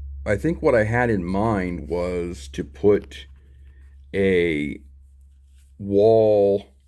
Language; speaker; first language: English; native; English